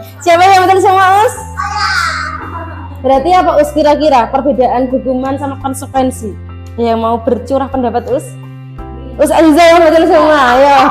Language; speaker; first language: Indonesian; native; Indonesian